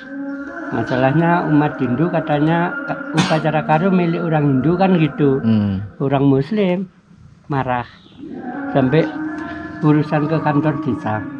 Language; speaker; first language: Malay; non-native, local second language; Javanese